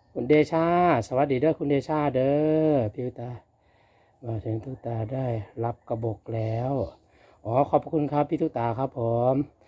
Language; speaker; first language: Thai; non-native, local second language; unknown